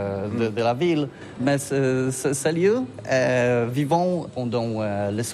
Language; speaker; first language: French; non-native, learner; Polish